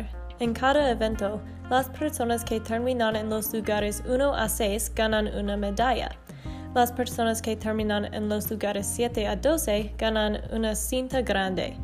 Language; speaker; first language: Spanish; non-native, learner; English